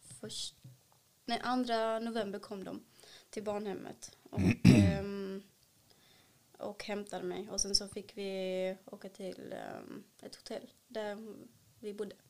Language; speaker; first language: Swedish; early bilingual, other home language; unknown